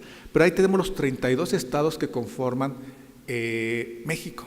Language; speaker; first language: Spanish; native; Spanish